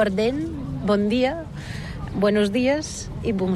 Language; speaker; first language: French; non-native, fluent; Bulgarian